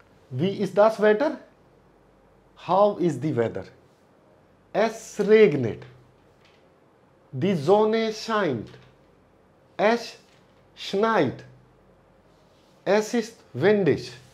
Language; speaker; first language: German; non-native, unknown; Hindi